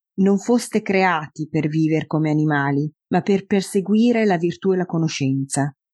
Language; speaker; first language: Italian; native; Italian